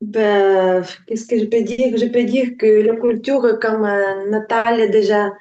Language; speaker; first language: French; non-native, learner; Ukrainian